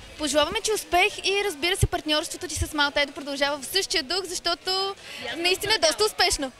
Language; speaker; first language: Bulgarian; native; Bulgarian